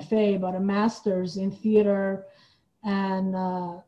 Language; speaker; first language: English; non-native, fluent; Persian